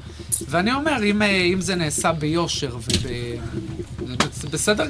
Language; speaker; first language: Hebrew; native; Hebrew